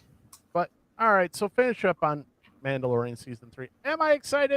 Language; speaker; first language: English; native; English